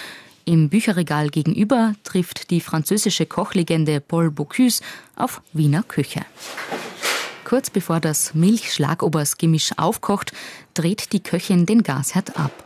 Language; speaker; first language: German; native; German